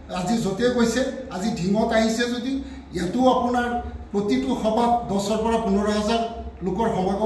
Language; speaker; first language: Assamese; native; Assamese